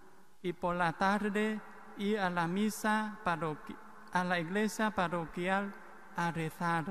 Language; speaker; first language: Spanish; non-native, fluent; Vietnamese